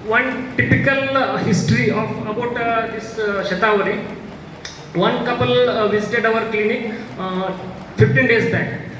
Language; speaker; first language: English; non-native, local second language; Kannada